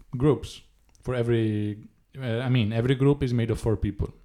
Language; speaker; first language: English; non-native, fluent; Italian